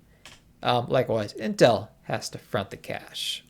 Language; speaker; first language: English; native; English